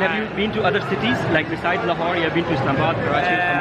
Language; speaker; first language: English; non-native, local second language; Urdu